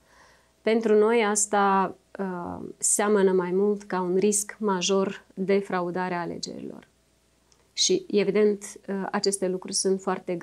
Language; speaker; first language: Romanian; native; Romanian